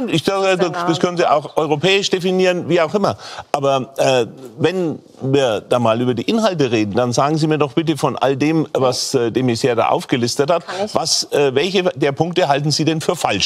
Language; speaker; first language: German; native; German